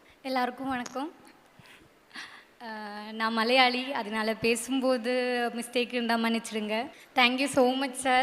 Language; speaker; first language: Tamil; non-native, learner; Malayalam